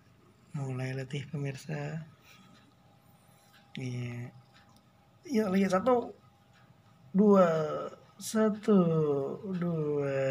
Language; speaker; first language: Indonesian; non-native, local second language; Banjar